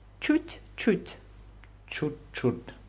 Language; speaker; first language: Russian; non-native, learner; German